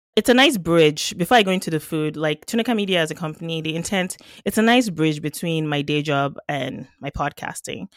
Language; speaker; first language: English; non-native, local second language; Yoruba